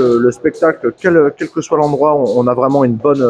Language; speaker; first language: French; native; French